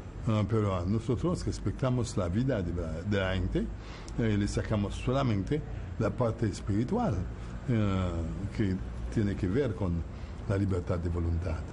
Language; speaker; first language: Spanish; non-native, fluent; Haitian Creole